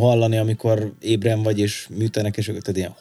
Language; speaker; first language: Hungarian; native; Hungarian